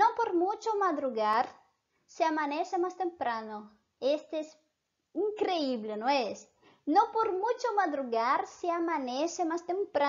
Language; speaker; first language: Spanish; non-native, fluent; Portuguese